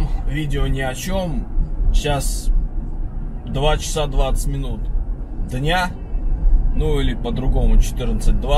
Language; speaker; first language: Russian; native; Russian